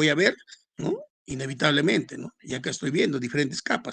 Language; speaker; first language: Spanish; native; Spanish